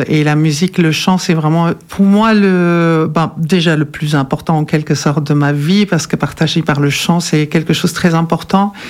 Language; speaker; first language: French; non-native, fluent; German